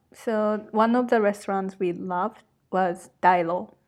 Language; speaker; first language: English; non-native, fluent; Japanese